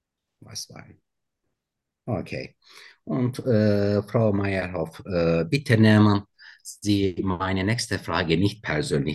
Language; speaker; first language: German; non-native, learner; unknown